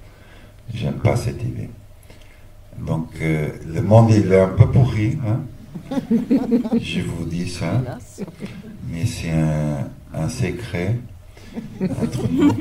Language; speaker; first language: French; non-native, fluent; Portuguese